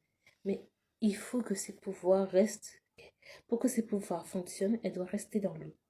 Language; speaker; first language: French; native; French